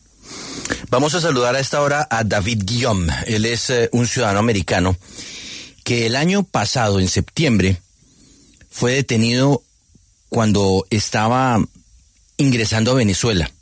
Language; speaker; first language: Spanish; native; Spanish